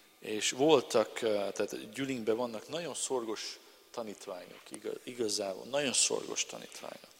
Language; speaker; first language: Hungarian; non-native, learner; English